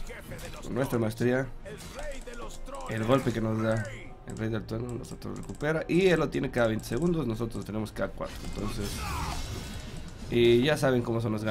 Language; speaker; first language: Spanish; native; Spanish